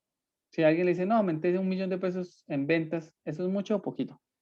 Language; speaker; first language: Spanish; native; Spanish